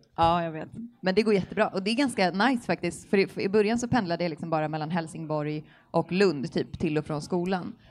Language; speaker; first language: Swedish; native; Swedish